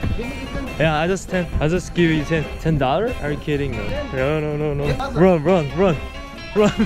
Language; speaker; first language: English; non-native, learner; Korean